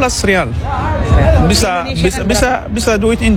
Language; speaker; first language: Indonesian; non-native, learner; Arabic